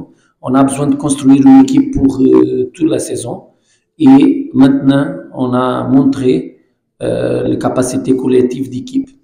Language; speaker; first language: French; non-native, fluent; Portuguese